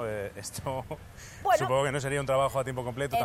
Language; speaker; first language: Spanish; native; Spanish